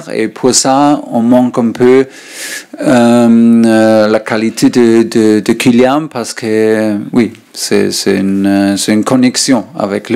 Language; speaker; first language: French; non-native, learner; German